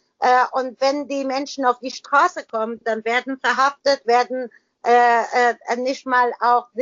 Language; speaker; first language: German; non-native, learner; Persian